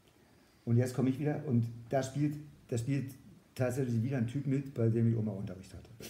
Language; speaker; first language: German; native; German